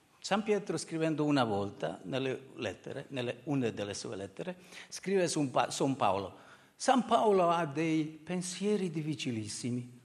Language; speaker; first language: Italian; non-native, fluent; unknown